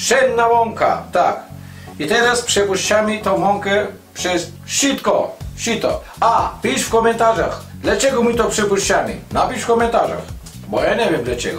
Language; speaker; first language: Polish; non-native, learner; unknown